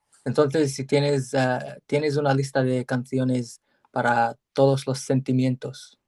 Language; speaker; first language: Spanish; non-native, learner; English